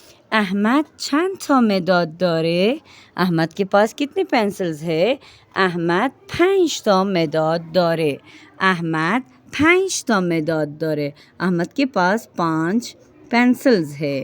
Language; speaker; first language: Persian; non-native, fluent; Urdu